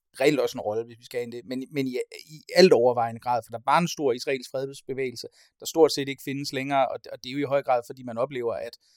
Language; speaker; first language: Danish; native; Danish